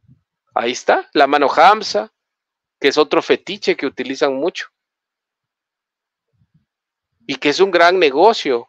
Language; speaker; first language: Spanish; native; Spanish